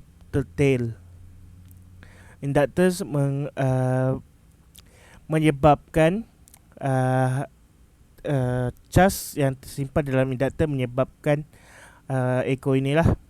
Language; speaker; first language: Malay; native; Malay